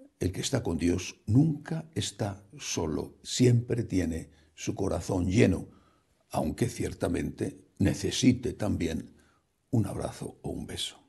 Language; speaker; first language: Spanish; native; Spanish